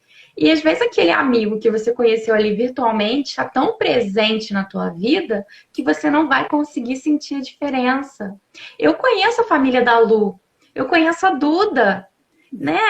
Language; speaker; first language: Portuguese; native; Portuguese